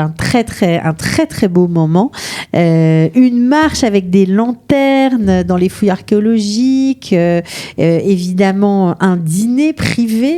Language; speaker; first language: French; native; French